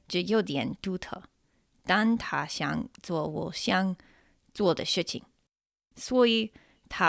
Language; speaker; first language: Chinese; non-native, fluent; English